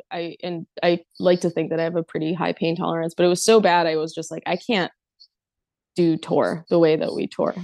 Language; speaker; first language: English; native; English